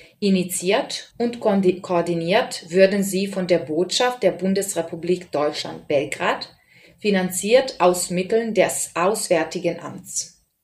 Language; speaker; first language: German; non-native, fluent; Serbian